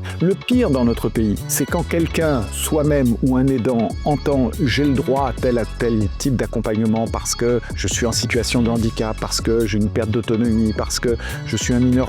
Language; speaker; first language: French; native; French